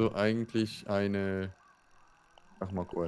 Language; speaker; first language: German; native; German